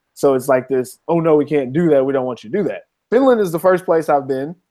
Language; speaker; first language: English; native; English